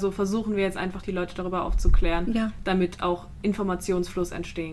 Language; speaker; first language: German; native; German